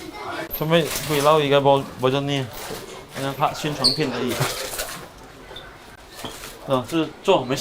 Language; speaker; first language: Chinese; native; Chinese